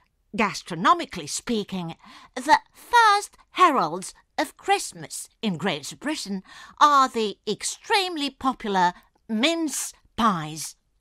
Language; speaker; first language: English; non-native, fluent; Romanian